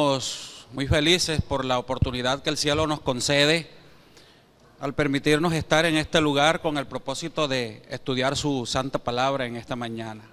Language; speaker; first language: Spanish; native; Spanish